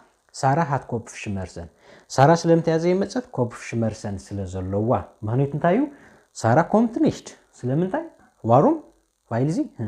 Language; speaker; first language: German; non-native, fluent; Tigrinya